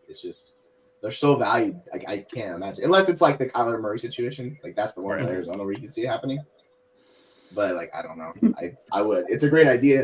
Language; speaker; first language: English; native; English